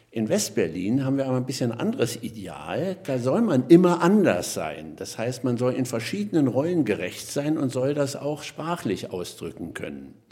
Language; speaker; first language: German; native; German